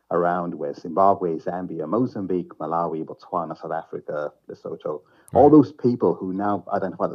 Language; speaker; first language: English; non-native, local second language; Shona